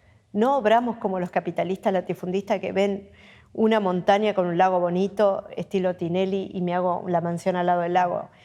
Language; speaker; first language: Spanish; native; Spanish